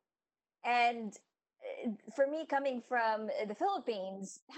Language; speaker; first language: English; non-native, local second language; Filipino